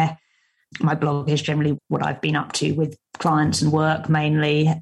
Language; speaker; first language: English; native; English